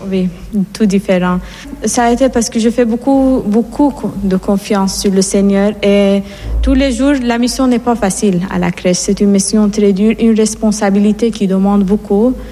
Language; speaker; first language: French; non-native, fluent; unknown